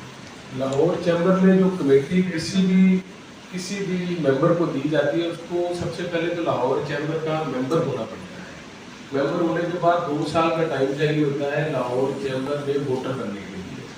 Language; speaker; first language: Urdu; non-native, local second language; Punjabi